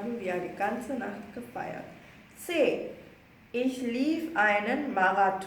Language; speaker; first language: German; non-native, fluent; Korean